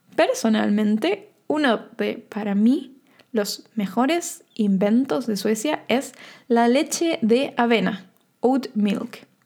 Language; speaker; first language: Spanish; native; Spanish